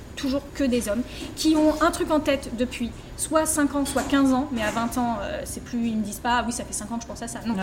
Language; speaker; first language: French; native; French